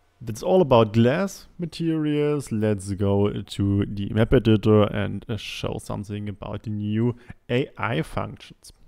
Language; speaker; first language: English; non-native, fluent; German